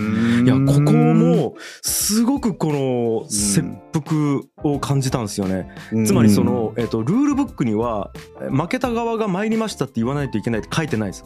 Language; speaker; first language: Japanese; native; Japanese